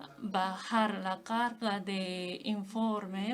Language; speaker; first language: Spanish; non-native, fluent; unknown